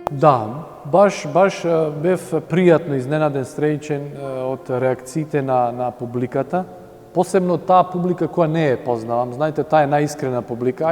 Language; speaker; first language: Macedonian; early bilingual, heritage; Macedonian